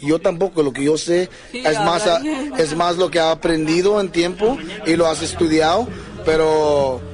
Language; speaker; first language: Spanish; early bilingual, heritage; English